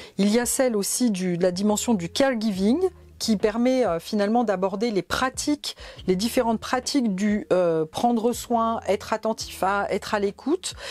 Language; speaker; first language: French; native; French